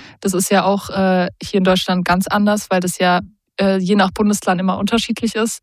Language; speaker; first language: German; native; German